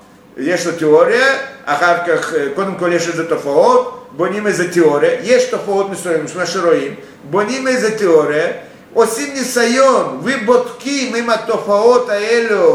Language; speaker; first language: Hebrew; non-native, fluent; Russian